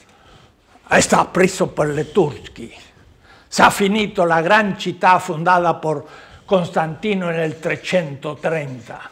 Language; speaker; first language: Italian; non-native, learner; Spanish